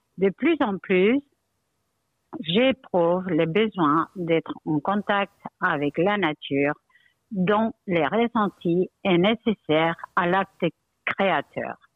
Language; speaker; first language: French; non-native, fluent; Spanish